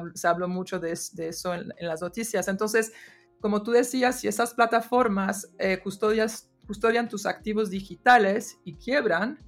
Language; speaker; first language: Spanish; non-native, fluent; French